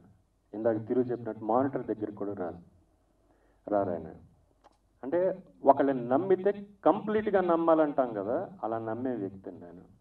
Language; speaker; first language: Telugu; native; Telugu